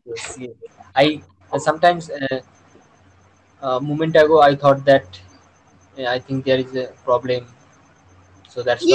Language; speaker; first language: English; non-native, local second language; Bangla